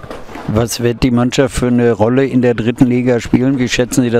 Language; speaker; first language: German; native; German